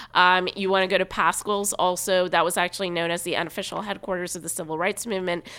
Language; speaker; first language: English; native; English